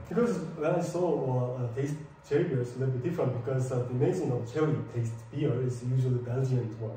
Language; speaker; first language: English; non-native, fluent; Korean